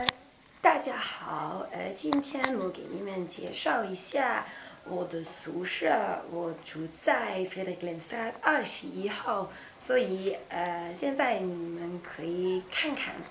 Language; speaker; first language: Chinese; non-native, learner; Dutch